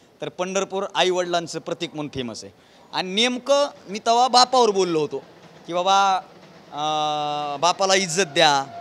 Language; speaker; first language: Marathi; native; Marathi